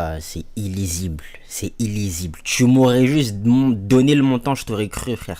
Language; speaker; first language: French; native; French